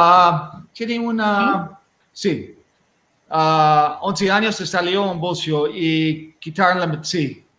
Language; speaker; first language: Spanish; non-native, learner; English